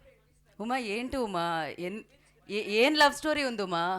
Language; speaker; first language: Telugu; native; Telugu